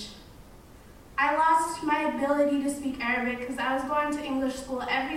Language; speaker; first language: English; non-native, fluent; Arabic